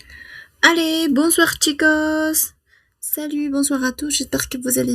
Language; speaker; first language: French; non-native, fluent; Spanish